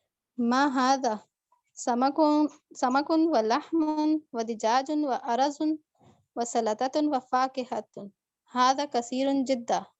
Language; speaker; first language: Arabic; non-native, learner; Urdu